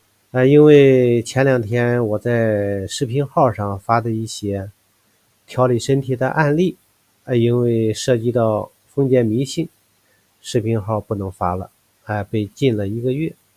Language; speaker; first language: Chinese; native; Chinese